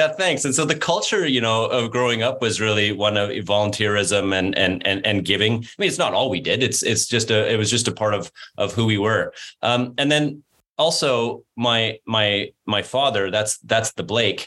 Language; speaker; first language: English; native; English